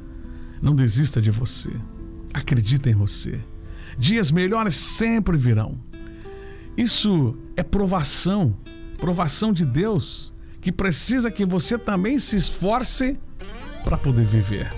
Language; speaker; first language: Portuguese; native; Portuguese